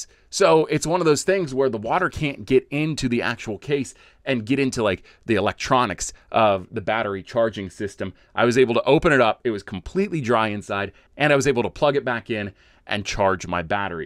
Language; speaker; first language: English; native; English